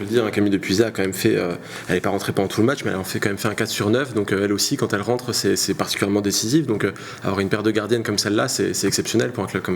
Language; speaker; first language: French; native; French